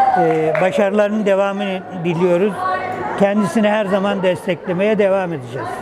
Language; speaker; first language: Turkish; native; Turkish